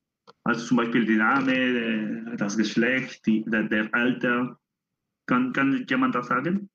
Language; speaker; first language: German; non-native, learner; Spanish